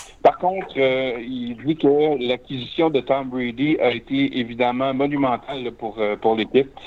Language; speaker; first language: French; native; French